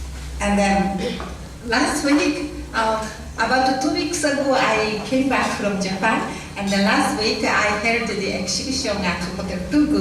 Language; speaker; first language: English; non-native, learner; Japanese